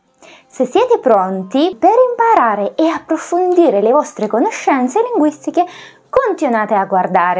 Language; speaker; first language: Italian; non-native, fluent; Russian